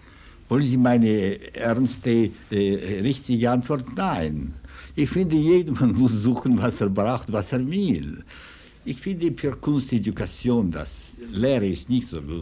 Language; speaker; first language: German; non-native, fluent; Russian